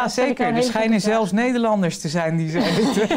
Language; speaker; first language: Dutch; native; Dutch